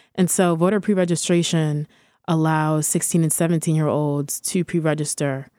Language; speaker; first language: English; native; English